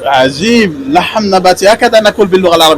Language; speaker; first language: Arabic; non-native, learner; French